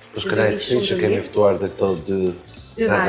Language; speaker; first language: Albanian; native; Albanian